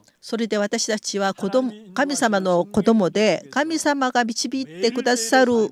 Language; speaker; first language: Japanese; non-native, fluent; Korean